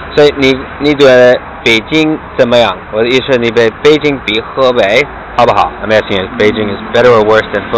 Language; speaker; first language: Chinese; non-native, learner; English